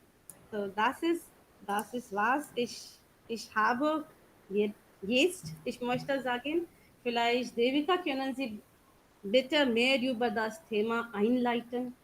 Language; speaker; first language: German; non-native, learner; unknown